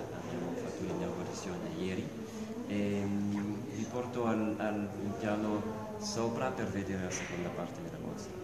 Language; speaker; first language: Italian; non-native, fluent; French